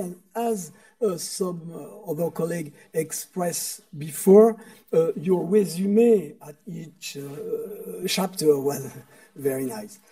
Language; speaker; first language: English; non-native, fluent; French